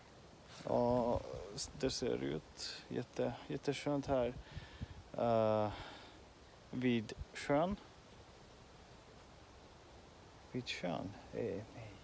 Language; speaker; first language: Swedish; non-native, learner; Finnish